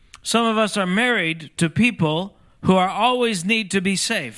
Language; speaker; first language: English; native; English